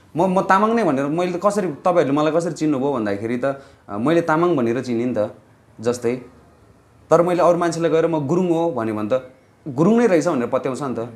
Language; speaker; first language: Nepali; non-native, local second language; Eastern Tamang